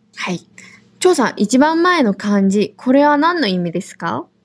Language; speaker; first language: Japanese; non-native, fluent; Korean